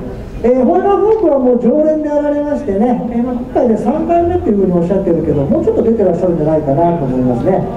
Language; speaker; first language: Japanese; native; Japanese